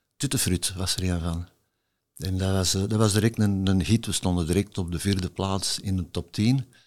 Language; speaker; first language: Dutch; native; Dutch